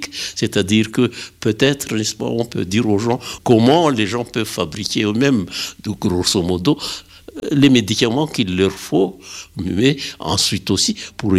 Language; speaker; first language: French; non-native, local second language; Malagasy